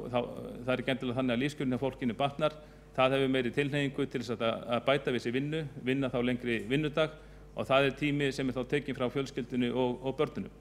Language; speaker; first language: Icelandic; native; Icelandic